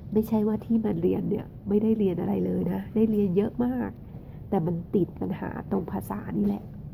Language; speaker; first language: Thai; native; Thai